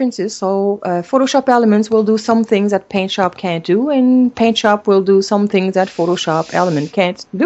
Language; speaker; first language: English; non-native, fluent; French